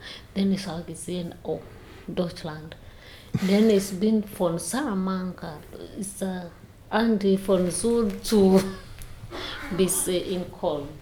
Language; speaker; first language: German; non-native, learner; Swahili